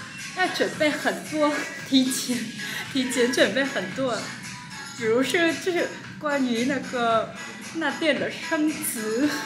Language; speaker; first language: Chinese; non-native, fluent; Vietnamese